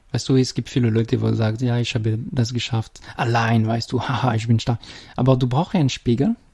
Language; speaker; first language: German; non-native, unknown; French